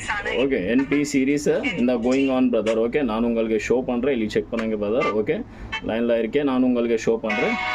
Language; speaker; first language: Tamil; non-native, local second language; Kannada